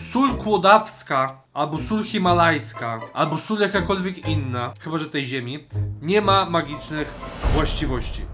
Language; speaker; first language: Polish; native; Polish